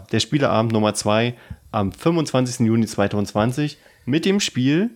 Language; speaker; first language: German; native; German